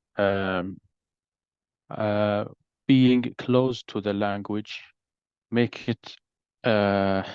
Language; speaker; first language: English; non-native, learner; Arabic